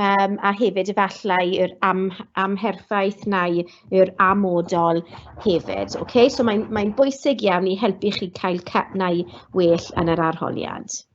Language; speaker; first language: Welsh; non-native, local second language; English